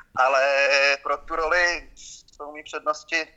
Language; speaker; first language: Czech; native; Czech